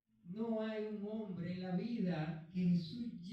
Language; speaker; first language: Spanish; native; Spanish